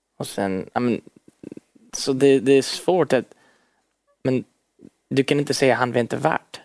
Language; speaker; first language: Swedish; early bilingual, heritage; Swedish